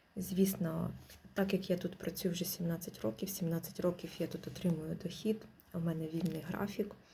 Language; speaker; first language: Ukrainian; non-native, local second language; Russian